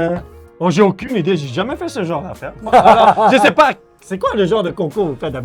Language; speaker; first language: French; native; French